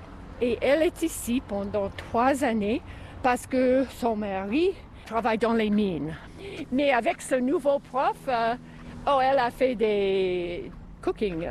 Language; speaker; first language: French; non-native, local second language; English